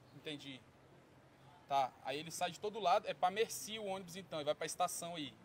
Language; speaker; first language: Portuguese; native; Portuguese